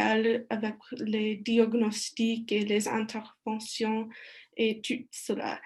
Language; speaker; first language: French; non-native, learner; English